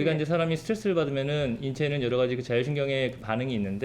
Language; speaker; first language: Korean; native; Korean